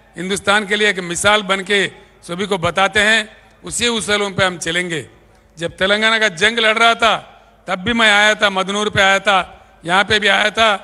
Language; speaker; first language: Hindi; non-native, local second language; Telugu